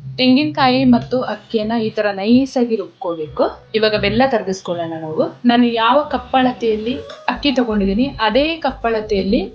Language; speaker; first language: Kannada; non-native, local second language; Kodava